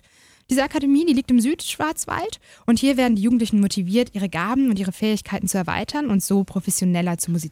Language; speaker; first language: German; native; German